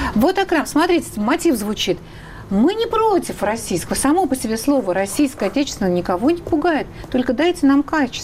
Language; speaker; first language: Russian; native; Russian